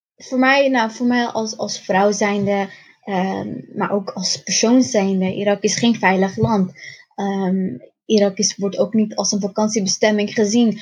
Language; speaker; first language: Dutch; early bilingual, other home language; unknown